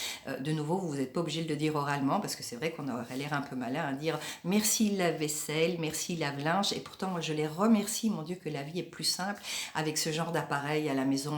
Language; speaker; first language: French; native; French